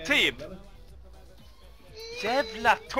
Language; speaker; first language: Swedish; native; Swedish